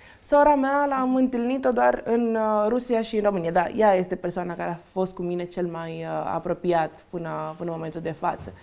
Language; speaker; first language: Romanian; non-native, fluent; Spanish